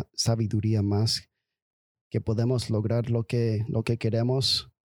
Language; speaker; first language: Spanish; non-native, fluent; English